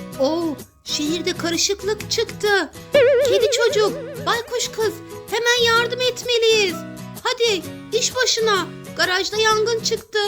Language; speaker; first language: Turkish; native; Turkish